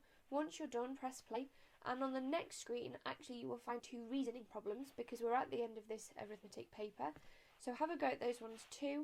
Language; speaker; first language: English; native; English